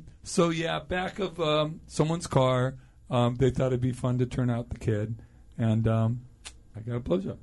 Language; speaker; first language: English; native; English